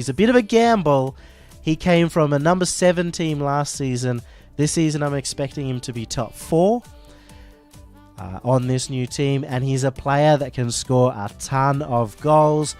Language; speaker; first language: English; native; English